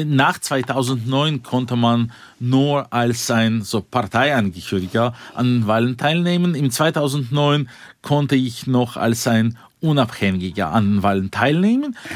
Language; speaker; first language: German; non-native, fluent; Russian